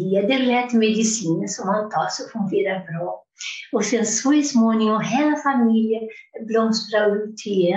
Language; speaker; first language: Swedish; non-native, fluent; Portuguese